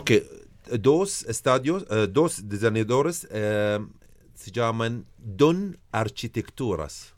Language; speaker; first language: Spanish; non-native, learner; Arabic